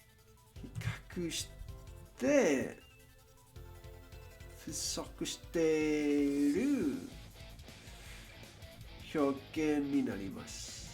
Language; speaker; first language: Japanese; non-native, learner; Spanish